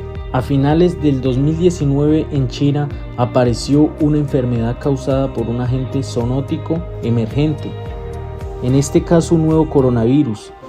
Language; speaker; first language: Spanish; native; Spanish